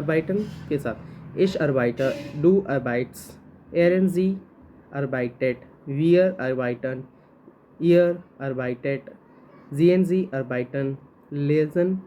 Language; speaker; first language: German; non-native, learner; Hindi